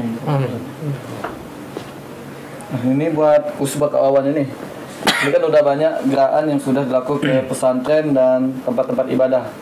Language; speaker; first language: Malay; native; Malay